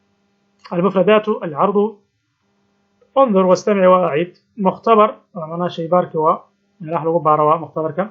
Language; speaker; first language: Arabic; non-native, fluent; Somali